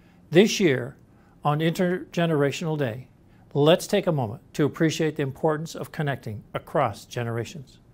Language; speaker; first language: English; native; English